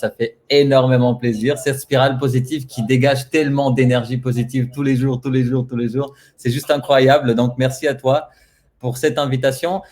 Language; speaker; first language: French; non-native, fluent; Bulgarian